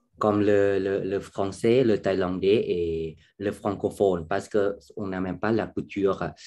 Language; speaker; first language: French; non-native, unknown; Thai